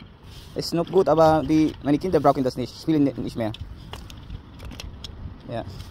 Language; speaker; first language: German; non-native, learner; Filipino